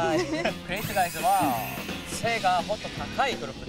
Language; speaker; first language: Japanese; non-native, learner; Korean